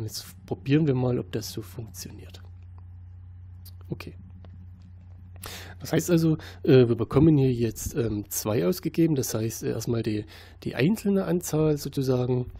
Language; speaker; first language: German; native; German